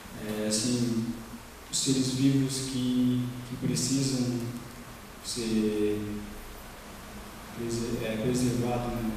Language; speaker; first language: Portuguese; non-native, local second language; Guarani